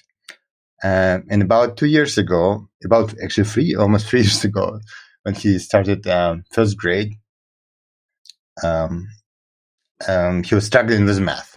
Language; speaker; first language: English; non-native, fluent; Russian